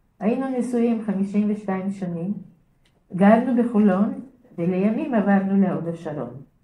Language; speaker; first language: Hebrew; early bilingual, other home language; Bulgarian